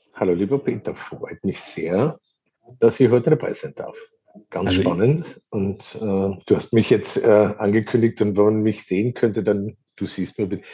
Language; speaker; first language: German; native; German